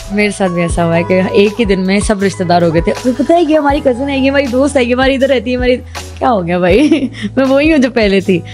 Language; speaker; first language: Urdu; native; Urdu